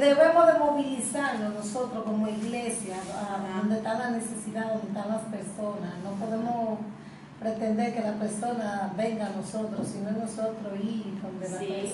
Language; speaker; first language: Spanish; native; Spanish